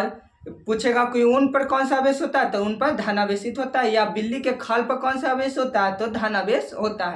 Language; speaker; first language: Hindi; native; Hindi